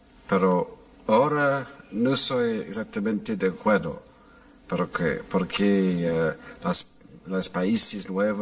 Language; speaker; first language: Spanish; non-native, fluent; English